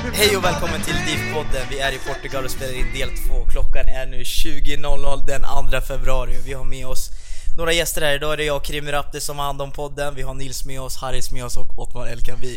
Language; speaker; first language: Swedish; native; Swedish